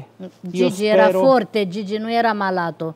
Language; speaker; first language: Italian; non-native, local second language; Romanian